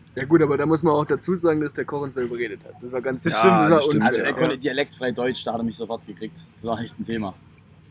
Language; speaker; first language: German; native; German